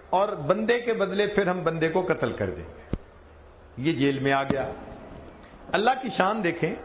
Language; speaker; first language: Urdu; non-native, local second language; Punjabi